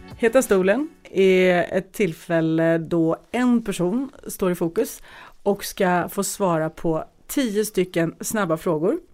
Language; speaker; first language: Swedish; early bilingual, other home language; Russian